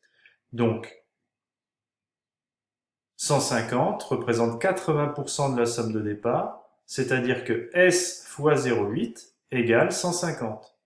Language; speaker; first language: French; native; French